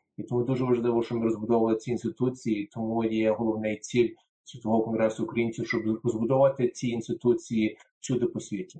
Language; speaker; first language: Ukrainian; early bilingual, heritage; Ukrainian